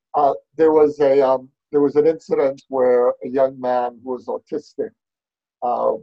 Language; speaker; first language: English; native; English